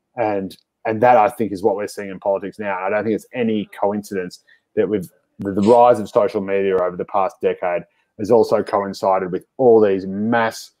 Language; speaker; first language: English; native; English